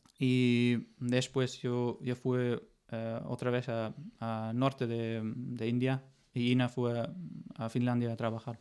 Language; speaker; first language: Spanish; non-native, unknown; German